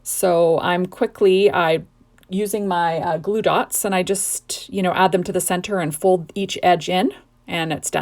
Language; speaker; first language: English; native; English